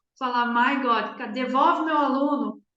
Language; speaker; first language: English; non-native, fluent; Portuguese